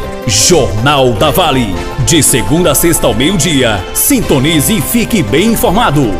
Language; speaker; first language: Portuguese; native; Portuguese